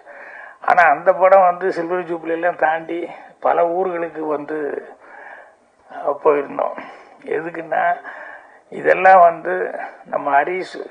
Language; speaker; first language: Tamil; native; Tamil